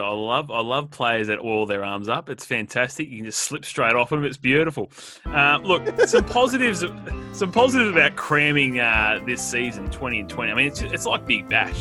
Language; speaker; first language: English; native; English